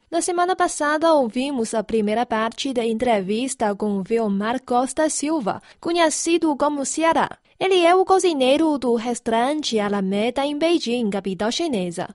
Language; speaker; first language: Portuguese; non-native, fluent; Chinese